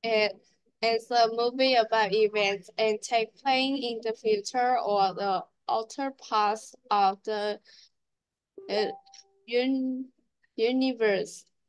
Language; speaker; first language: English; non-native, learner; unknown